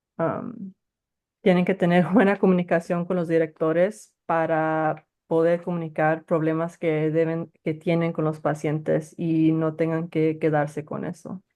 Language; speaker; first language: Spanish; early bilingual, heritage; Spanish